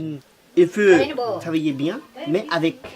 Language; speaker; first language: French; non-native, learner; Nepali